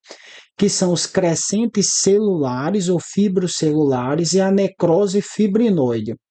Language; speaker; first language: Portuguese; native; Portuguese